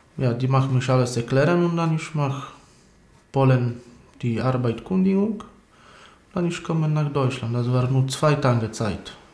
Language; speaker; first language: German; non-native, learner; Polish